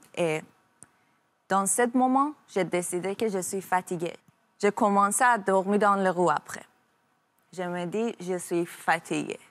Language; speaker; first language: French; non-native, learner; Persian